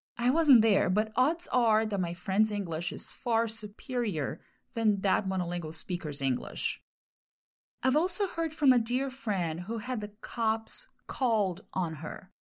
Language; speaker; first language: English; non-native, fluent; Portuguese